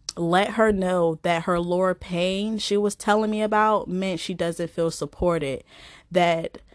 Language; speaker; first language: English; native; English